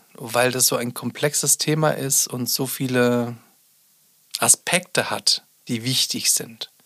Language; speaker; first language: German; native; German